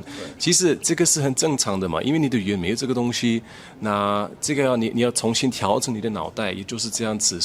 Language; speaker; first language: Chinese; non-native, fluent; German